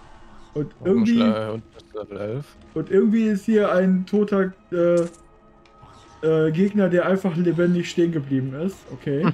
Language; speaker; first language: German; native; German